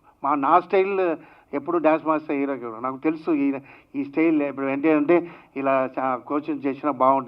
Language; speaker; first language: Telugu; non-native, learner; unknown